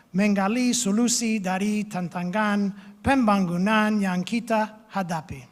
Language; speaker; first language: Indonesian; non-native, learner; English